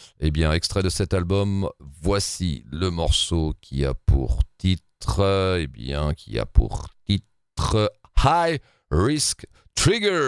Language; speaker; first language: French; native; French